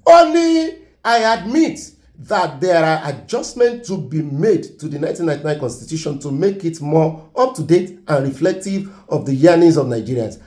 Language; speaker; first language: English; non-native, local second language; Yoruba